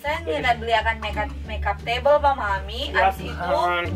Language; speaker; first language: Indonesian; native; Indonesian